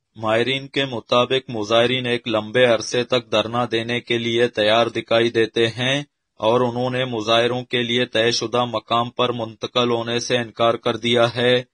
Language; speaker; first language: Urdu; non-native, local second language; Baluchi